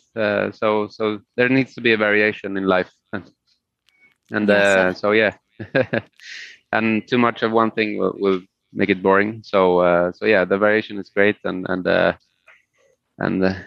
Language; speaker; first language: English; non-native, fluent; Spanish